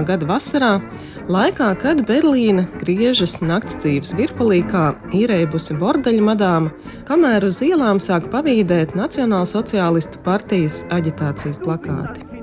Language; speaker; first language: Latvian; native; Latvian